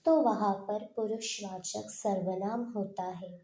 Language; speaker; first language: Hindi; non-native, local second language; Malayalam